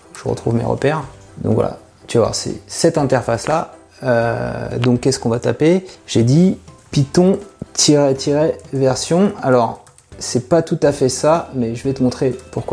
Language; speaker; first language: French; native; French